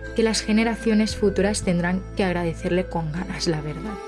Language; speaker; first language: Spanish; native; Spanish